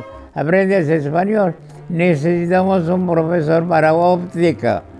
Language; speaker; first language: Spanish; non-native, fluent; Georgian